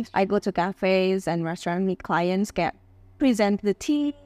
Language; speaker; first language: English; non-native, fluent; Indonesian